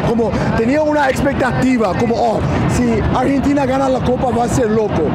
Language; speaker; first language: Spanish; early bilingual, heritage; Spanish